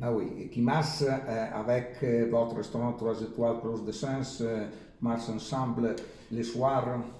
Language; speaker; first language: French; non-native, learner; Italian